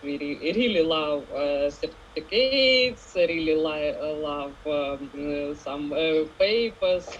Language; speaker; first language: English; non-native, learner; Ukrainian